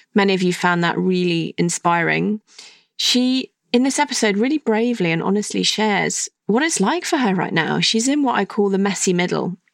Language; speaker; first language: English; native; English